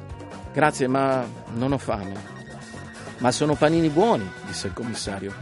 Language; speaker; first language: Italian; native; Italian